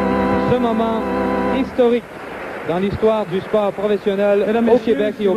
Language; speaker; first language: French; native; French